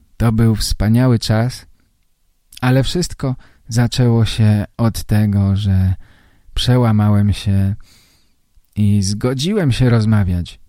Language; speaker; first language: Polish; native; Polish